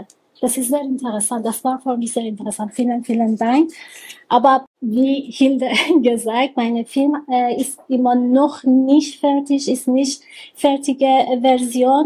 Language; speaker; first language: German; non-native, learner; Persian